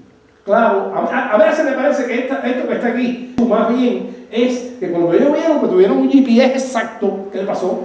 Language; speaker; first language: Spanish; native; Spanish